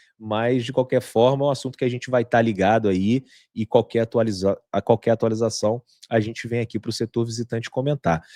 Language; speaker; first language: Portuguese; native; Portuguese